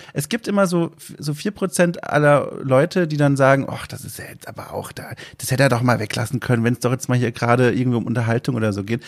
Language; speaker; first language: German; native; German